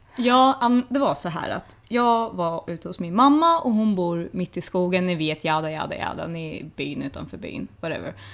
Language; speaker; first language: Swedish; native; Swedish